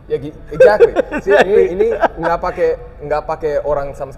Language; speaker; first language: Indonesian; early bilingual, heritage; English